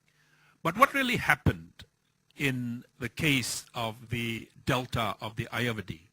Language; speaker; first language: English; non-native, fluent; Thai